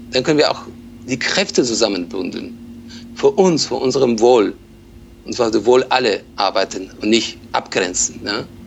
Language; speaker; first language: German; non-native, fluent; Persian